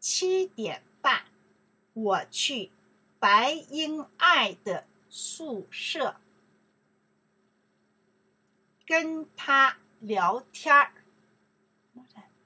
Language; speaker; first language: Chinese; non-native, learner; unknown